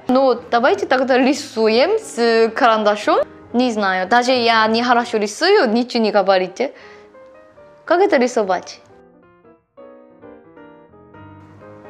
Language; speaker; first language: Russian; non-native, learner; Korean